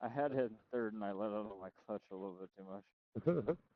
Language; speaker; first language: English; native; English